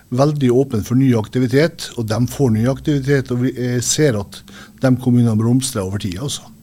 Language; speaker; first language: Norwegian; native; Norwegian